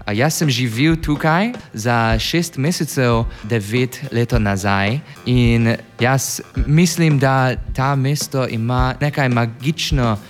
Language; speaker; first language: Slovenian; non-native, learner; English